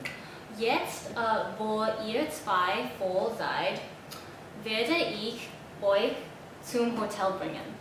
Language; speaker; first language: German; non-native, learner; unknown